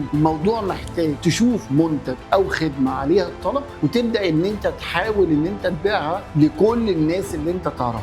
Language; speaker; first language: Arabic; native; Arabic